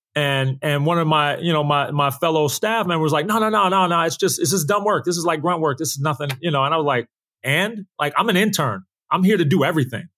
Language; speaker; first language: English; native; English